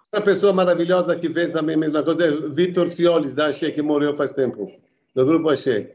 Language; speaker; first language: Portuguese; early bilingual, other home language; Arabic